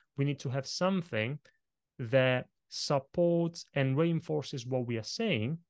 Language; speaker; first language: English; non-native, fluent; Italian